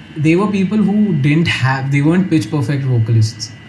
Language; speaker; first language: English; non-native, local second language; Hindi